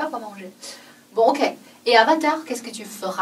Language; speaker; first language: French; non-native, fluent; Chinese